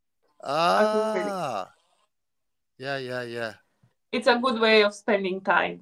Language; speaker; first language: English; non-native, fluent; Romanian